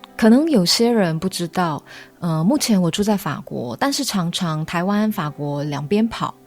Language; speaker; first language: Chinese; native; Chinese